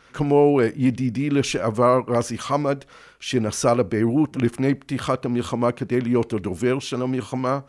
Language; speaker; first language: Hebrew; non-native, fluent; English